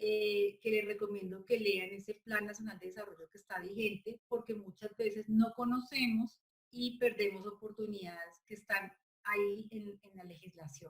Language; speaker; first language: Spanish; native; Spanish